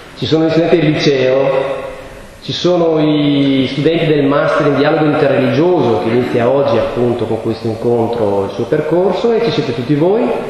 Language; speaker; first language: Italian; native; Italian